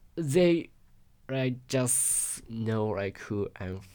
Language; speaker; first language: English; non-native, learner; Japanese